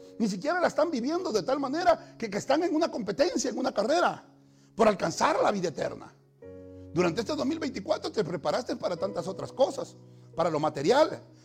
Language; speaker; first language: Spanish; native; Spanish